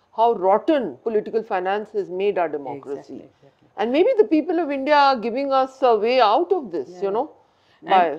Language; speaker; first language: English; non-native, local second language; Hindi